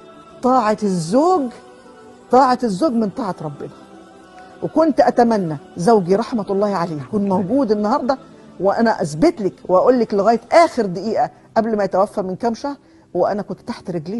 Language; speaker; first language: Arabic; native; Arabic